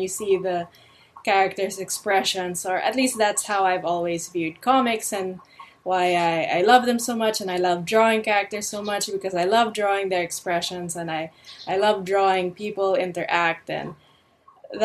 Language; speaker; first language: English; non-native, local second language; Filipino